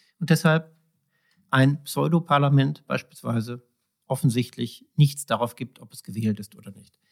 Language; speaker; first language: German; native; German